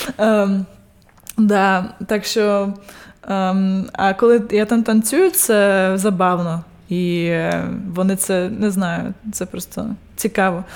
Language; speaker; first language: Ukrainian; early bilingual, heritage; Ukrainian